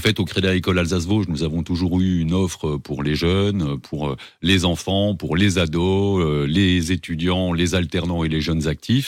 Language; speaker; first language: French; native; French